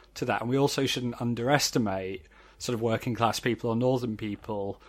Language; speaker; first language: English; native; English